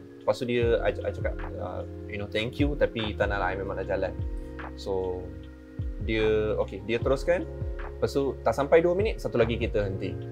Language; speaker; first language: Malay; non-native, local second language; Tamil